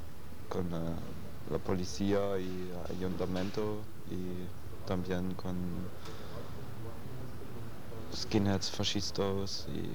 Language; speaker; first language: Spanish; non-native, learner; German